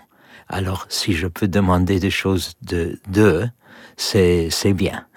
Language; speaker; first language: French; non-native, learner; English